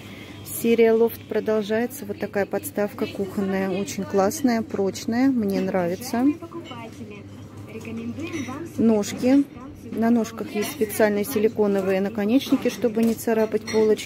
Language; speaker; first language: Russian; native; Russian